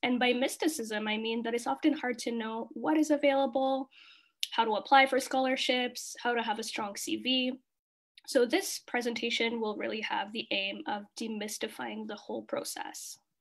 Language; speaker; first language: English; early bilingual, other home language; Kinyarwanda